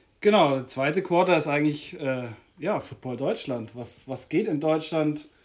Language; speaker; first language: German; native; German